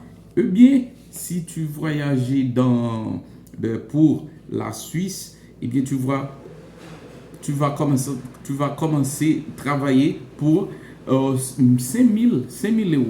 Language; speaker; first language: French; non-native, local second language; Haitian Creole